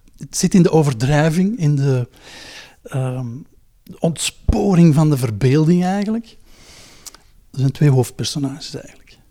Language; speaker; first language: Dutch; native; Dutch